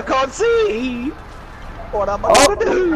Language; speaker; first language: English; native; English